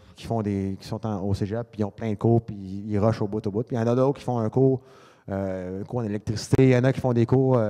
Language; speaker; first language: French; native; French